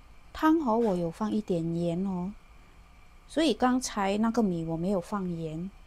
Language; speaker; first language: Chinese; non-native, learner; Indonesian